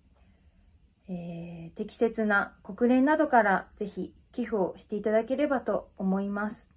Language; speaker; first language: Japanese; native; Japanese